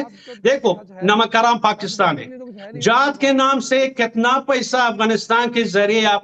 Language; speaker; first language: Hindi; non-native, fluent; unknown